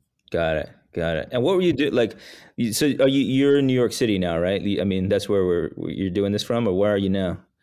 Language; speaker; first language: English; early bilingual, other home language; Spanish